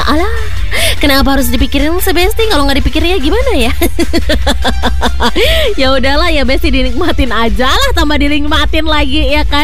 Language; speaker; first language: Indonesian; native; Indonesian